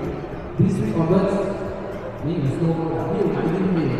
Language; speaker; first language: English; non-native, local second language; Chinese